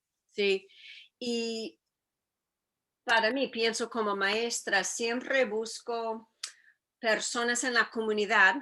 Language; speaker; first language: Spanish; non-native, fluent; English